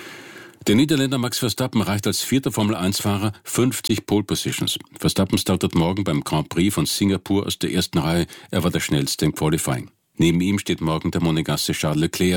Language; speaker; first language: German; native; German